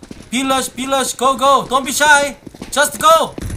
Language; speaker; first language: English; non-native, learner; Korean